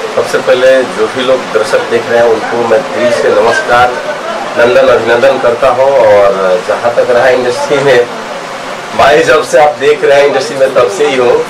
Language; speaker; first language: Hindi; non-native, local second language; Bhojpuri